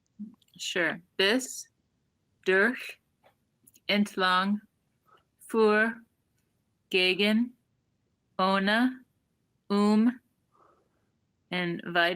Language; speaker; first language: German; non-native, learner; English